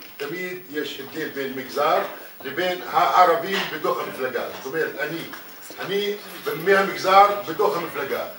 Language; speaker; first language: Hebrew; non-native, local second language; Arabic